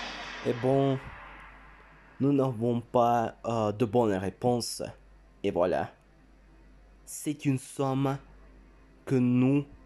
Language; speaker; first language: French; non-native, learner; Russian